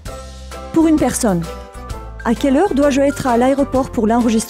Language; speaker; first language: French; non-native, learner; Azerbaijani